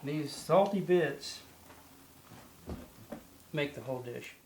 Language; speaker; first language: English; native; English